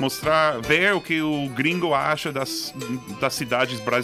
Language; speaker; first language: Portuguese; non-native, fluent; English